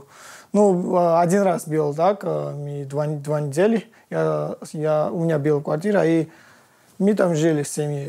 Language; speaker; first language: Russian; non-native, learner; Georgian